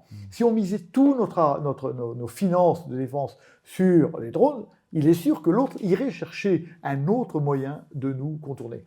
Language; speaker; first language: French; native; French